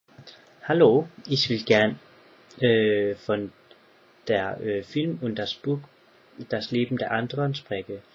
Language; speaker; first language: German; non-native, learner; English